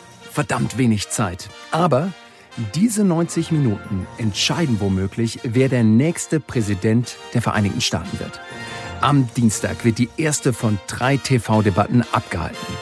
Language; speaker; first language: German; native; German